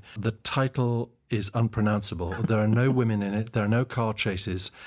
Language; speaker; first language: English; native; English